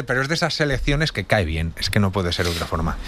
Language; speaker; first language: Spanish; native; Spanish